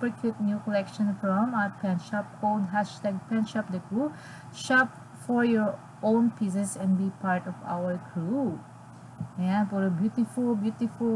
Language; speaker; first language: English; non-native, local second language; Filipino